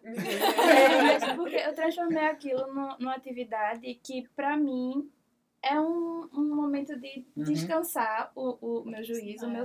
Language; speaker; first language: Portuguese; native; Portuguese